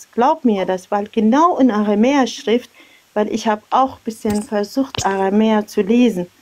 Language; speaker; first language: German; non-native, learner; Arabic